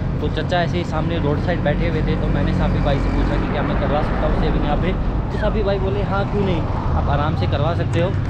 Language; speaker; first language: Hindi; native; Hindi